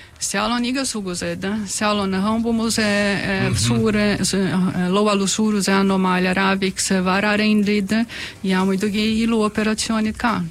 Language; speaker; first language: Estonian; non-native, fluent; Portuguese